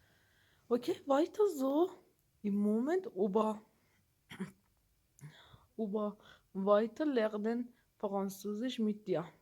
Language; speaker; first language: German; non-native, learner; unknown